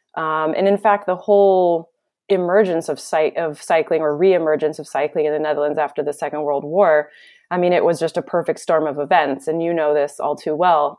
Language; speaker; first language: English; native; English